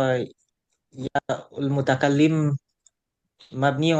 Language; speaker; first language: Arabic; non-native, learner; Indonesian